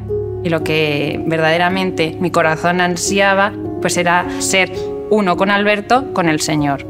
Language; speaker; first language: Spanish; native; Spanish